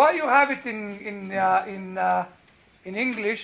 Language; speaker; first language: English; non-native, fluent; Arabic